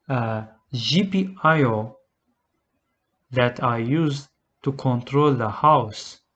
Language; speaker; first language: English; non-native, learner; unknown